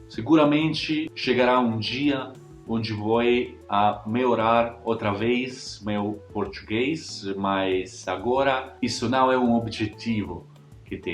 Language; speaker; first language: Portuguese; non-native, learner; Italian